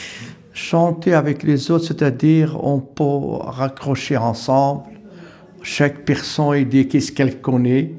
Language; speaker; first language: French; non-native, learner; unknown